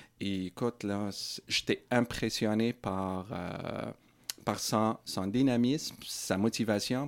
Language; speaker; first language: French; non-native, local second language; Arabic